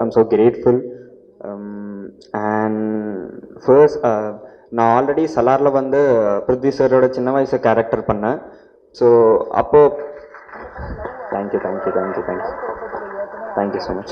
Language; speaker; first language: Tamil; non-native, learner; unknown